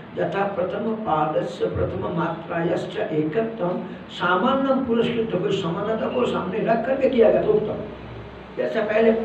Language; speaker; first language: Hindi; non-native, local second language; Malayalam